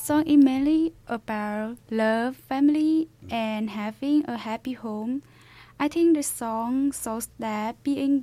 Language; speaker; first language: English; non-native, fluent; Vietnamese